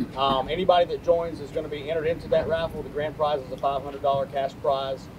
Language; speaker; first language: English; native; English